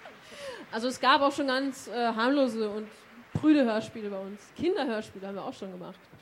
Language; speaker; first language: German; native; German